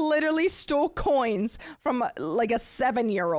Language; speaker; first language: English; native; English